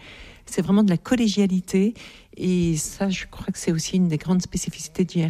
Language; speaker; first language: French; native; French